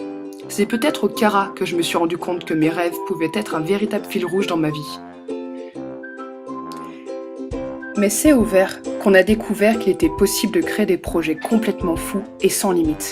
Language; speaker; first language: French; native; French